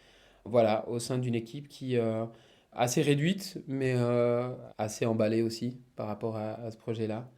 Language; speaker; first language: French; native; French